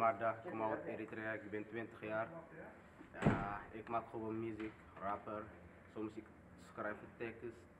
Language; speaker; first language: Dutch; non-native, learner; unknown